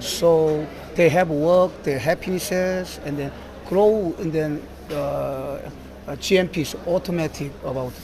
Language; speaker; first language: English; non-native, learner; Korean